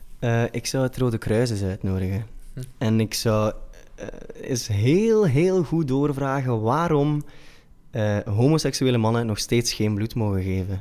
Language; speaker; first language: Dutch; native; Dutch